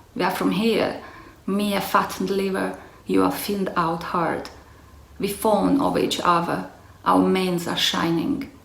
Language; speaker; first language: English; non-native, fluent; Romanian